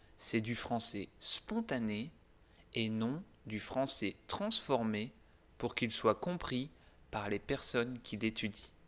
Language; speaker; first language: French; native; French